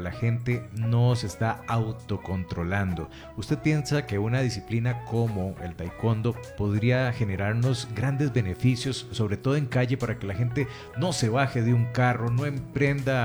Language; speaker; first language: Spanish; native; Spanish